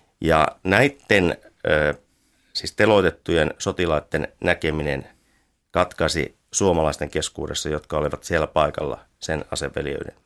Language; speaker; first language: Finnish; native; Finnish